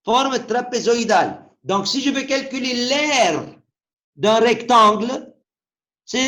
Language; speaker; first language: French; non-native, local second language; Arabic